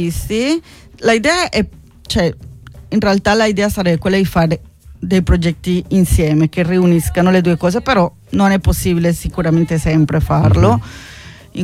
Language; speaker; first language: Italian; non-native, fluent; Spanish